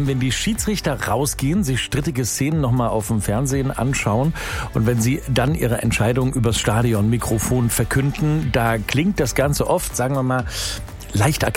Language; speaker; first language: German; native; German